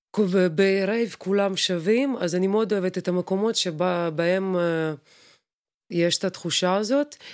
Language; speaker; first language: Hebrew; non-native, fluent; Russian